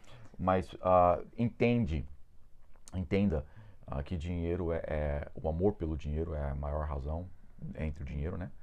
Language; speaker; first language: Portuguese; non-native, fluent; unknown